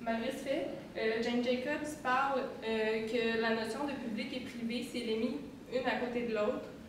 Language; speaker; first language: French; native; French